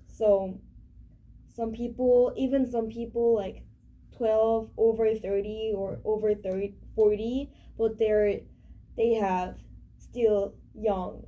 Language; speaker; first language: English; non-native, learner; Korean